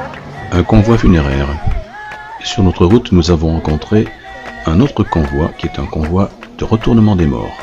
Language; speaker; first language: French; native; French